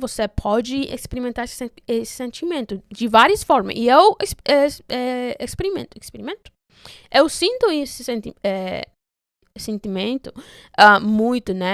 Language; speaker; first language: Portuguese; non-native, fluent; Spanish